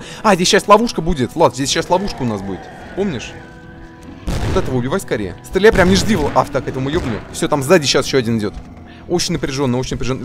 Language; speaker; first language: Russian; native; Russian